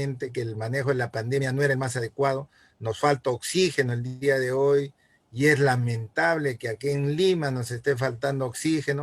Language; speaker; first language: Spanish; native; Spanish